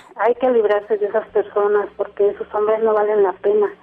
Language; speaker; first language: Spanish; native; Spanish